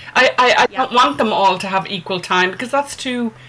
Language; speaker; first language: English; native; English